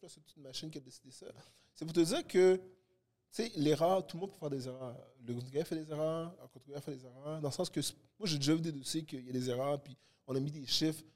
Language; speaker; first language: French; early bilingual, other home language; Haitian Creole